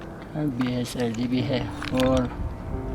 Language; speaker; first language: Hindi; non-native, local second language; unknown